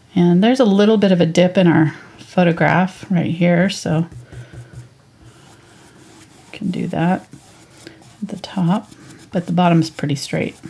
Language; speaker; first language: English; native; English